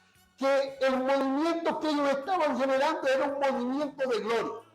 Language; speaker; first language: Spanish; native; Spanish